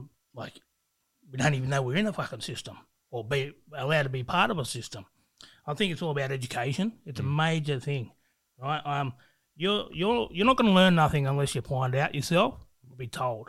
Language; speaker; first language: English; native; English